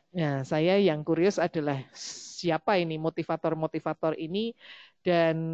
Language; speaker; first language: Indonesian; native; Indonesian